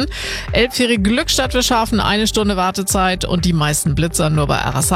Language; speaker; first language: German; native; German